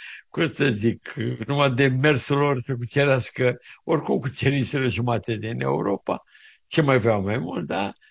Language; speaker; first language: Romanian; native; Romanian